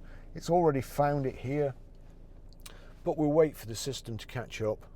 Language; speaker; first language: English; native; English